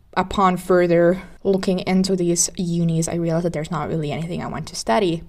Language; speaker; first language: English; non-native, fluent; Finnish